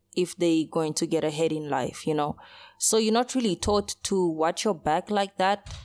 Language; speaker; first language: English; early bilingual, other home language; Portuguese